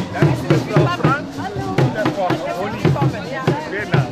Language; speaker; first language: German; non-native, fluent; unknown